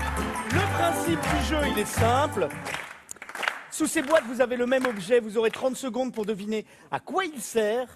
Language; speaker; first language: French; native; French